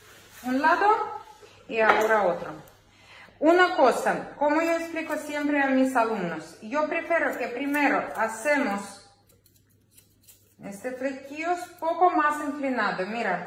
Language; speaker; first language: Spanish; non-native, learner; Ukrainian